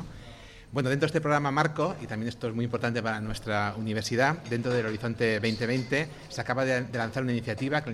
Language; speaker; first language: Spanish; native; Spanish